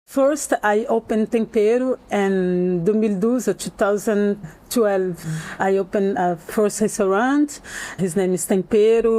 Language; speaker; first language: English; non-native, learner; Portuguese